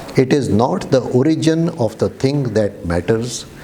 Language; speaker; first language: English; non-native, local second language; Urdu